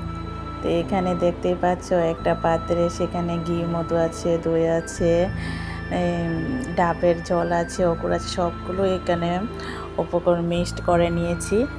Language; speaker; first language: Bangla; native; Bangla